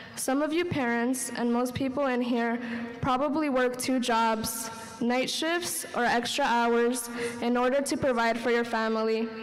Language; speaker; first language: English; early bilingual, other home language; Spanish